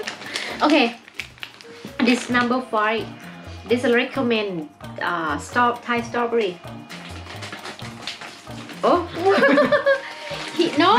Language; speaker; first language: English; non-native, learner; Thai